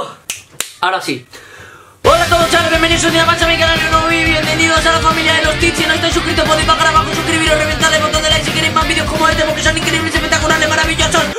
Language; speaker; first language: Spanish; native; Spanish